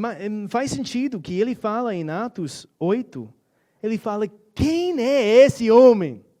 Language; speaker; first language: Portuguese; non-native, fluent; English